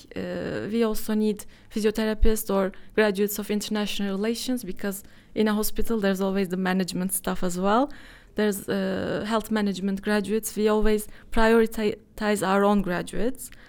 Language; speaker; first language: English; non-native, fluent; Turkish